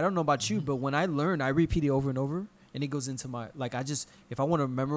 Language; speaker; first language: English; native; English